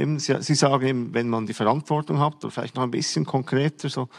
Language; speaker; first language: German; native; German